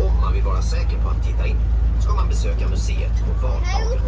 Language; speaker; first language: Swedish; native; Swedish